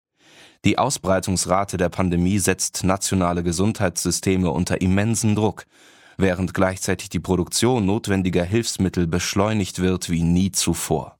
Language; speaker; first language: German; native; German